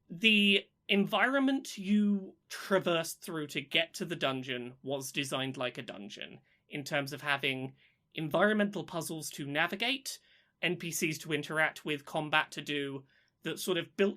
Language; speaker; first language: English; native; English